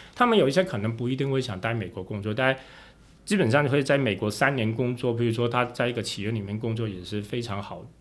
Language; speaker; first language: Chinese; non-native, local second language; Cantonese